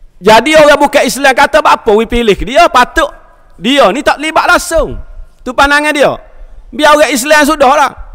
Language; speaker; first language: Malay; native; Malay